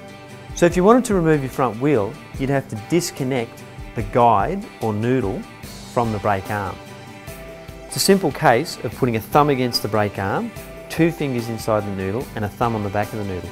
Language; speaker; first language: English; native; English